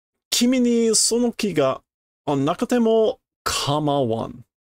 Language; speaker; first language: Japanese; non-native, learner; English